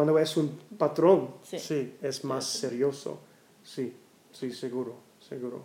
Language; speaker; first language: Spanish; non-native, learner; English